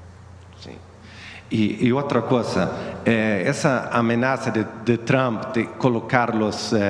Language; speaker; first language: Spanish; non-native, fluent; Swedish